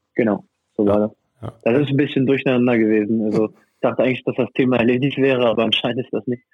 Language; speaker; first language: German; non-native, fluent; French